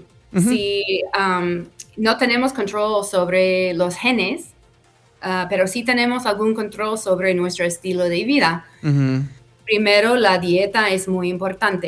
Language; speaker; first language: Spanish; non-native, fluent; English